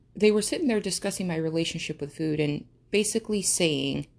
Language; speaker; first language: English; early bilingual, other home language; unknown